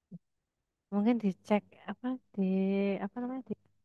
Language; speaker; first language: Indonesian; native; Indonesian